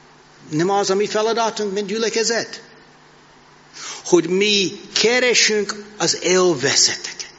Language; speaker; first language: Hungarian; non-native, fluent; English